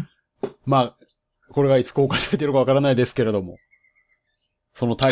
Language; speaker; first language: Japanese; native; Japanese